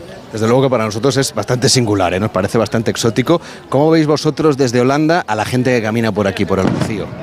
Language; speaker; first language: Spanish; native; Spanish